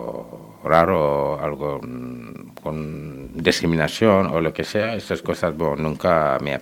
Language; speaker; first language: Spanish; non-native, learner; Wolof